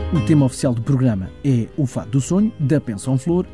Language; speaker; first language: Portuguese; early bilingual, heritage; German